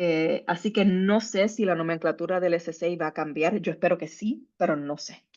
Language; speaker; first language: Spanish; native; Spanish